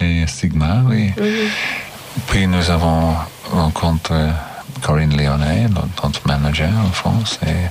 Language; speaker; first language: French; non-native, learner; English